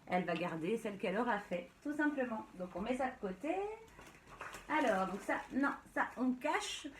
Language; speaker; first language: French; native; French